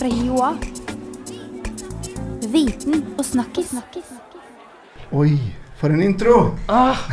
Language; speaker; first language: Norwegian; native; Norwegian